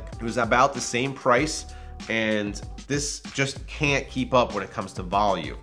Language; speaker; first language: English; native; English